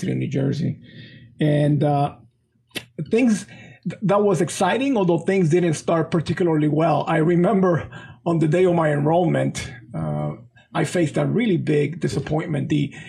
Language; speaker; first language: English; non-native, fluent; Spanish